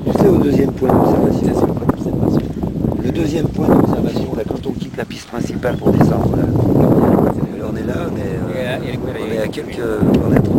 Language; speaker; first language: French; native; French